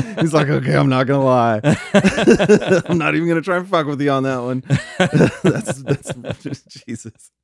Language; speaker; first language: English; native; English